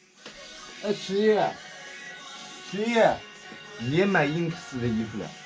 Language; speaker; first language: Chinese; native; Chinese